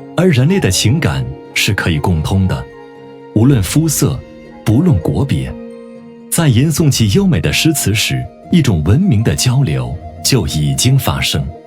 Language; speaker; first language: Chinese; native; Chinese